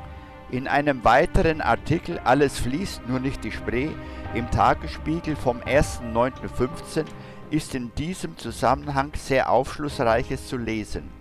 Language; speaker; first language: German; native; German